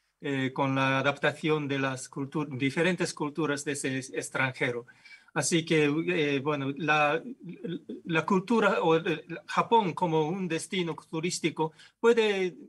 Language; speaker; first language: Spanish; non-native, fluent; Japanese